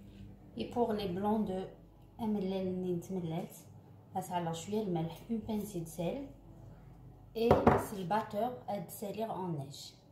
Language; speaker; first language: French; non-native, local second language; Arabic